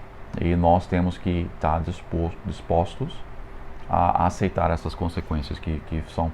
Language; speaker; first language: Portuguese; non-native, fluent; English